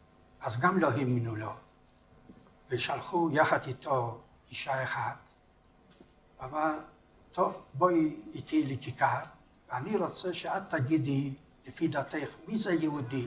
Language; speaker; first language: Hebrew; non-native, fluent; Yiddish